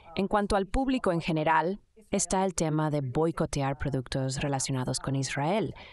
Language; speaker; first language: Spanish; non-native, fluent; Indonesian